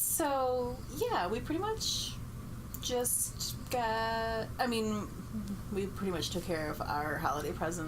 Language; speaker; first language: English; native; English